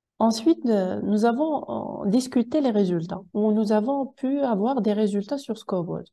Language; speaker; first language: French; non-native, local second language; Arabic